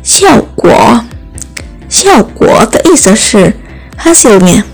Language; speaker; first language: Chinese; non-native, learner; Indonesian